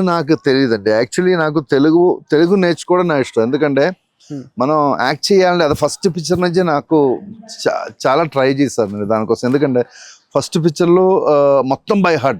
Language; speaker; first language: Telugu; non-native, local second language; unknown